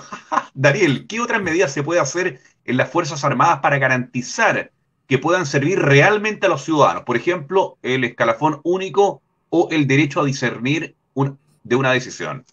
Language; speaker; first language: Spanish; native; Spanish